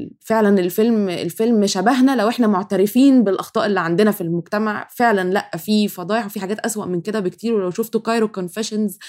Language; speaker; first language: Arabic; native; Arabic